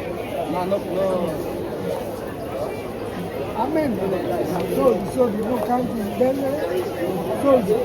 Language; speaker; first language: Italian; non-native, learner; French